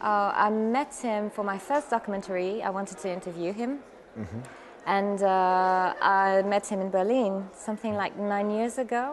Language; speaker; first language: English; non-native, fluent; French